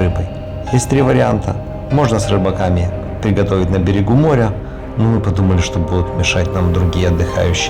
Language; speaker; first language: Russian; native; Russian